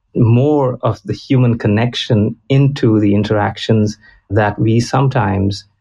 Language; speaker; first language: English; non-native, local second language; Konkani